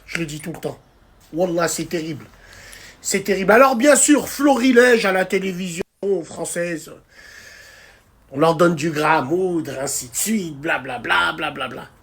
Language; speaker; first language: French; native; French